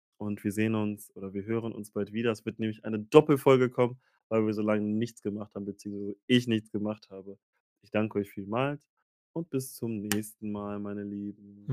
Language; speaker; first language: German; early bilingual, other home language; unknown